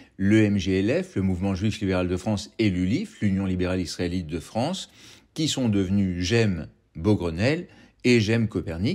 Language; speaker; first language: French; native; French